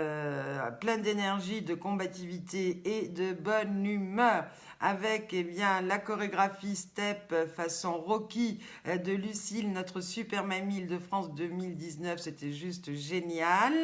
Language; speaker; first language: French; native; French